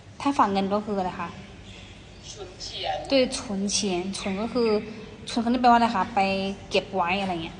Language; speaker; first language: Chinese; non-native, fluent; Thai